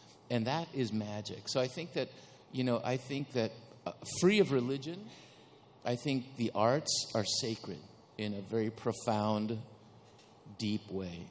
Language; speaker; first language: English; early bilingual, other home language; Spanish